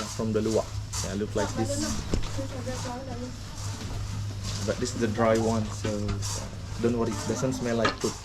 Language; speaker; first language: English; non-native, local second language; Indonesian